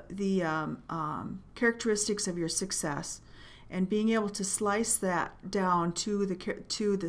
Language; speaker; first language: English; native; English